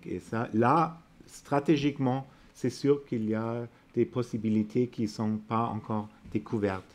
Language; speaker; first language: French; non-native, fluent; German